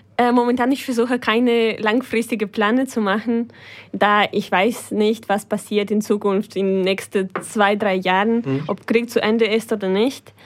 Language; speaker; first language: German; non-native, fluent; Ukrainian